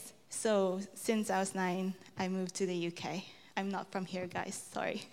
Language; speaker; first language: English; early bilingual, other home language; Filipino